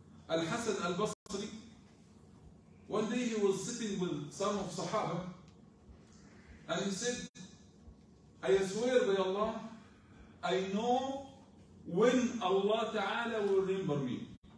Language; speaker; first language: English; non-native, fluent; Arabic